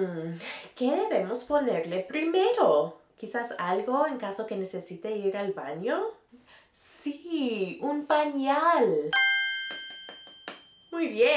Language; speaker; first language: Spanish; native; Spanish